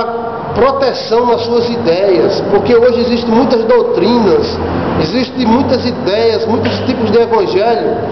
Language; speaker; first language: Portuguese; native; Portuguese